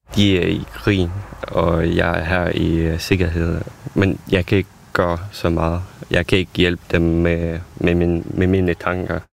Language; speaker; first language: Danish; non-native, fluent; Ukrainian